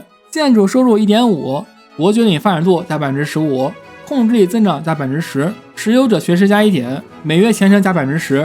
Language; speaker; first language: Chinese; native; Chinese